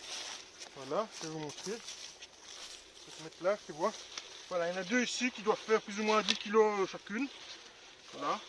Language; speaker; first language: French; native; French